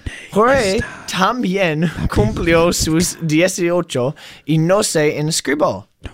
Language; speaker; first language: Spanish; non-native, learner; English